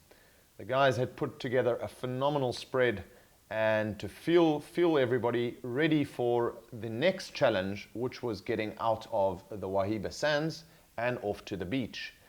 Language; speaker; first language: English; native; English